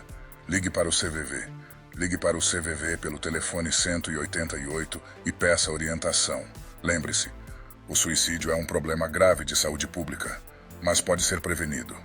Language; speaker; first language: Portuguese; native; Portuguese